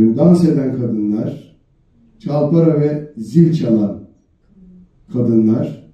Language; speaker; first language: Turkish; native; Turkish